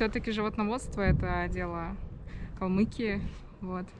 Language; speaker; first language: Russian; native; Russian